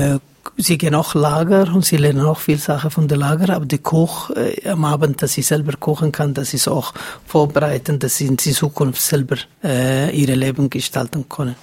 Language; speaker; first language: German; non-native, fluent; Somali